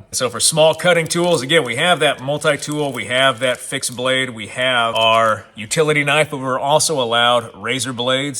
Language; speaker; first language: English; native; English